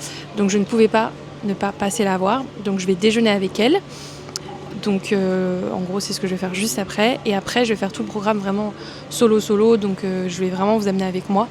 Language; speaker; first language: French; native; French